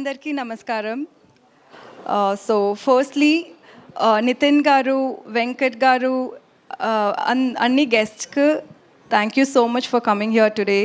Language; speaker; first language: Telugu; non-native, learner; Tamil